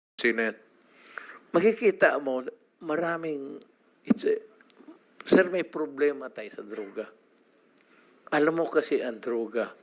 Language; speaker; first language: Filipino; non-native, local second language; Cebuano